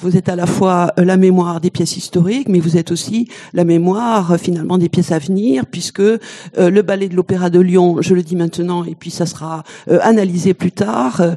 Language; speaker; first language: French; native; French